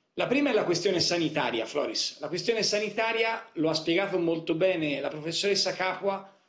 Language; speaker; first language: Italian; native; Italian